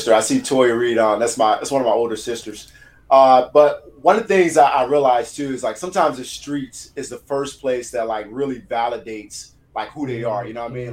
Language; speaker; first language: English; native; English